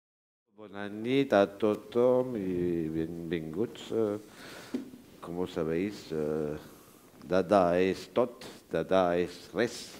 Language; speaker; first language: Catalan; non-native, learner; French